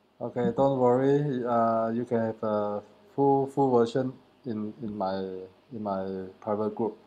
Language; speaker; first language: English; non-native, learner; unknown